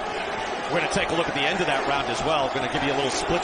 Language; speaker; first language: English; native; English